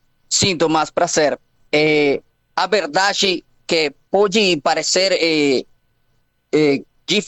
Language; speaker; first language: Portuguese; non-native, fluent; Spanish